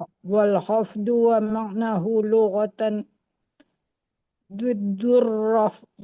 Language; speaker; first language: Arabic; non-native, learner; Indonesian